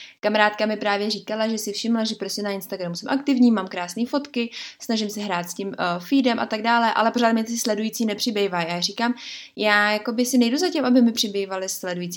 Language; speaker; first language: Czech; native; Czech